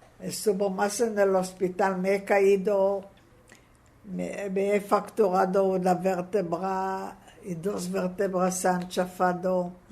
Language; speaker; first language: Spanish; non-native, fluent; Hebrew